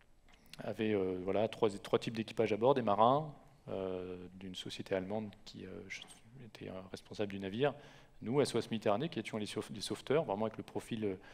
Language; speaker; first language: French; native; French